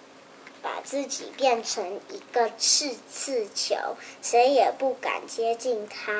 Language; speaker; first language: Chinese; native; Chinese